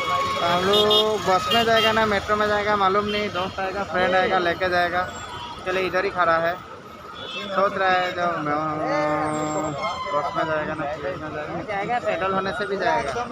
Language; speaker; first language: Hindi; non-native, local second language; Assamese